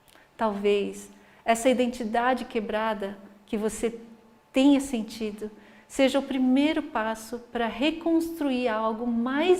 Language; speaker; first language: Portuguese; native; Portuguese